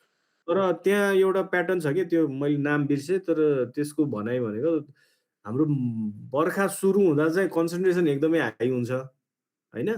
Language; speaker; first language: Nepali; native; Nepali